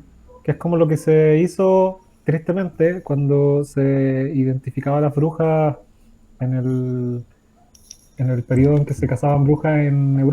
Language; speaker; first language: Spanish; native; Spanish